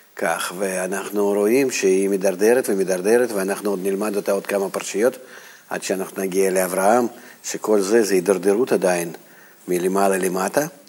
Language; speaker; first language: Hebrew; non-native, fluent; Russian